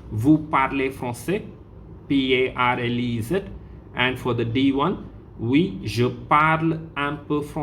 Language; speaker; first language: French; non-native, fluent; Tamil